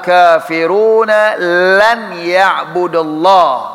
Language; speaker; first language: Arabic; non-native, fluent; Indonesian